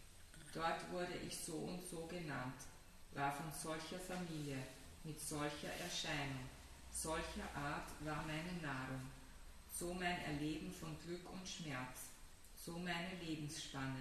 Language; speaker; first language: German; native; German